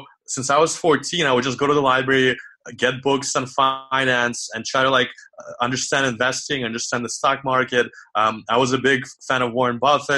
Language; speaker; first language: English; early bilingual, other home language; Ukrainian